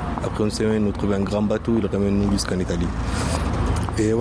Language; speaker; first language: French; non-native, learner; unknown